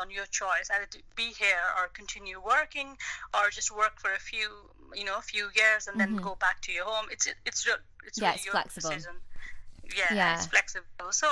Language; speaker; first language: English; non-native, local second language; Nepali